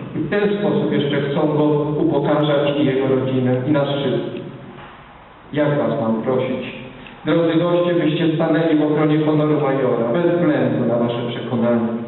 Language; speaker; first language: Polish; native; Polish